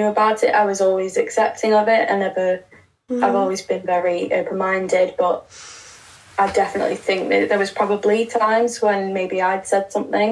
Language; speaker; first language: English; native; English